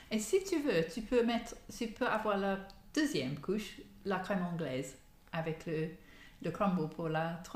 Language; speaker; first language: French; non-native, fluent; English